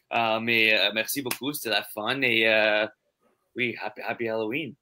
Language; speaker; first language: French; non-native, local second language; English